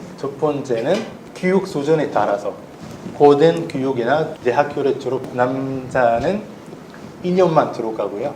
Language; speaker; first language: Korean; non-native, fluent; Arabic